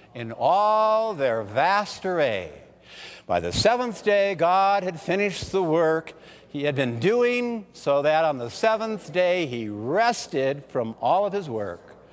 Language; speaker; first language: English; early bilingual, other home language; German